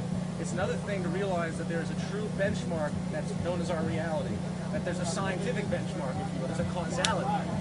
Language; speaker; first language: English; native; English